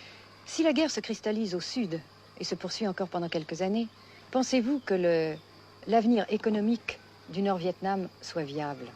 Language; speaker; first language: French; native; French